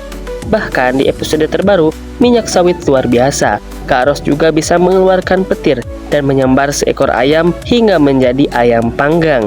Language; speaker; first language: Indonesian; native; Indonesian